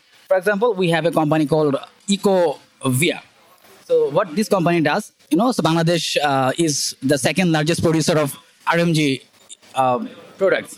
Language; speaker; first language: English; non-native, local second language; Bangla